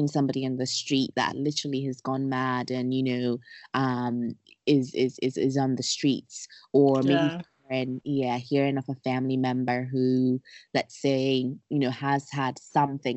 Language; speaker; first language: English; non-native, local second language; Akan